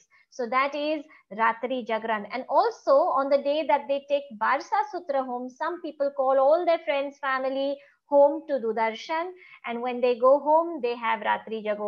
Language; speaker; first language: English; non-native, local second language; Gujarati